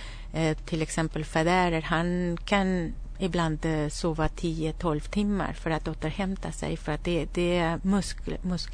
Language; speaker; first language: Swedish; non-native, fluent; Spanish